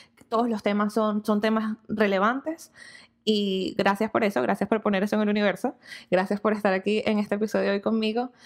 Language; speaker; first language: Spanish; native; Spanish